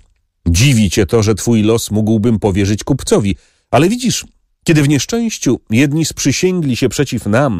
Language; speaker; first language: Polish; native; Polish